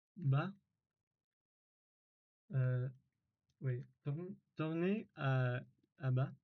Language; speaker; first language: French; non-native, learner; English